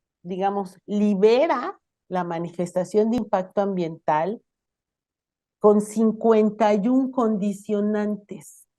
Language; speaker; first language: Spanish; native; Spanish